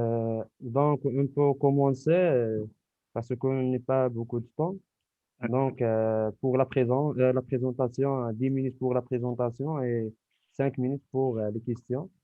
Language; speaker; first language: French; non-native, local second language; Arabic